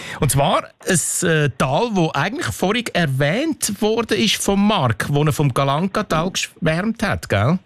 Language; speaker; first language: German; native; German